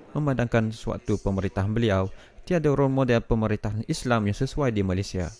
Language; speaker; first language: Malay; native; Malay